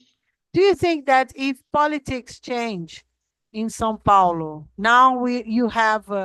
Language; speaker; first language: English; non-native, fluent; Portuguese